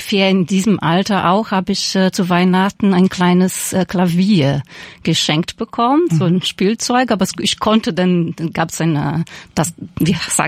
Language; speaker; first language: German; non-native, fluent; Portuguese